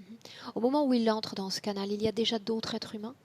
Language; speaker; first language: French; native; French